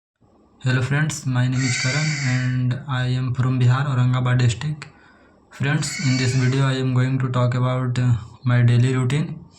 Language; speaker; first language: English; non-native, learner; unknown